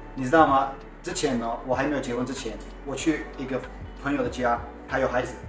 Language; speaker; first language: Chinese; non-native, fluent; Turkish